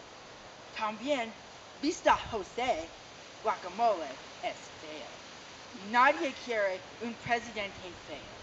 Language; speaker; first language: Spanish; non-native, learner; English